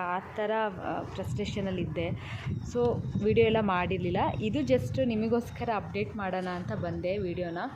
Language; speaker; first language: Kannada; native; Kannada